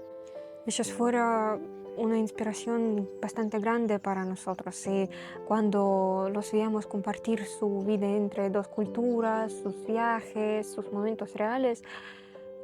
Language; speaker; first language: Spanish; non-native, learner; Russian